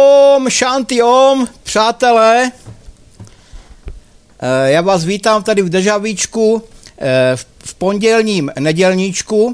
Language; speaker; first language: Czech; native; Czech